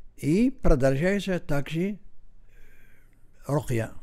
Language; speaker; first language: Russian; non-native, learner; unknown